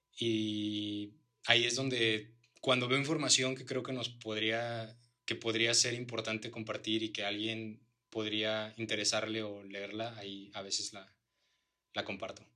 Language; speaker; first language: Spanish; native; Spanish